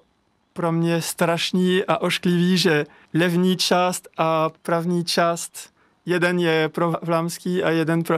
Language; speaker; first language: Czech; non-native, learner; French